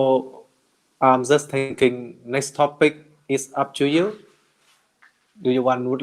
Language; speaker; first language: English; non-native, learner; Vietnamese